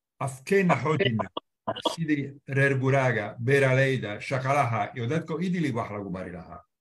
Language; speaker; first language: Somali; non-native, fluent; Italian